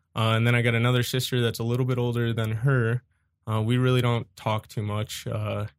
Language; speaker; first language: English; native; English